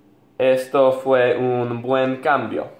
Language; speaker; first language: Spanish; non-native, learner; English